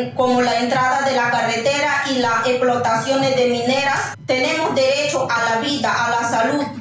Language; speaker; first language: Spanish; non-native, local second language; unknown